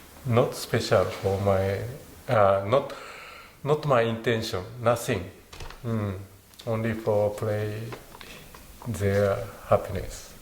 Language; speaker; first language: English; non-native, learner; Japanese